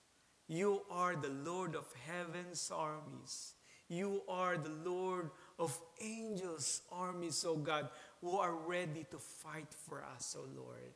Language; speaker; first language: English; non-native, local second language; Filipino